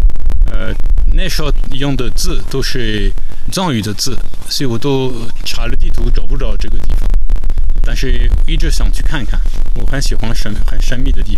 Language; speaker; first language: Chinese; non-native, fluent; French